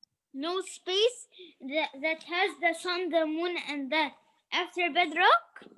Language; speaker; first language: English; non-native, learner; Arabic